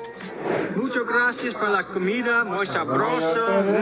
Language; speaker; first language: Spanish; non-native, learner; English